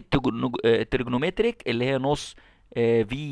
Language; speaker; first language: Arabic; native; Arabic